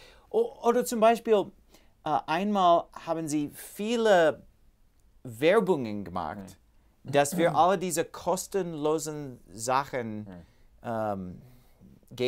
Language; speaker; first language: German; non-native, learner; English